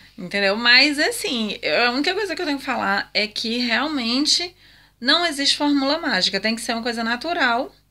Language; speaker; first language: Portuguese; native; Portuguese